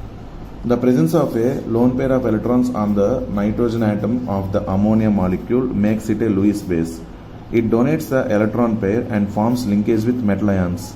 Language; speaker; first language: English; non-native, local second language; Telugu